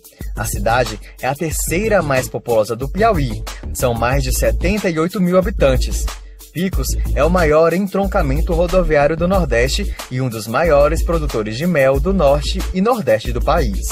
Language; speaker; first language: Portuguese; native; Portuguese